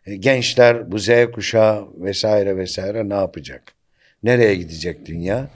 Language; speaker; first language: Turkish; native; Turkish